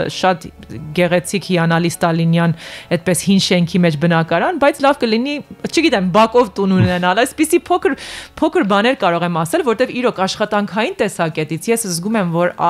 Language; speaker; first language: Armenian; early bilingual, heritage; Armenian